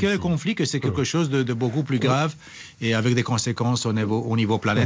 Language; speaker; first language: French; non-native, fluent; Romanian